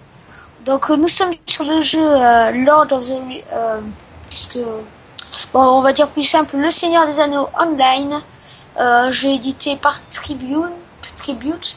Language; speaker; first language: French; native; French